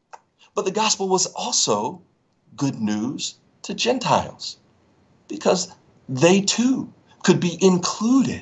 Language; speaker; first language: English; native; English